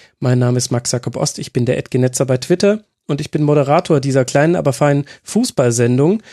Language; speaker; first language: German; native; German